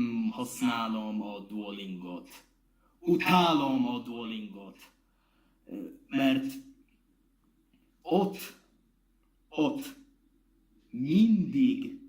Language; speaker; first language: Hungarian; non-native, learner; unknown